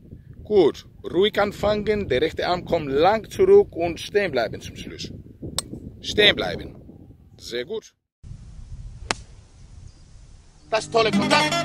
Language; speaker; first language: German; non-native, fluent; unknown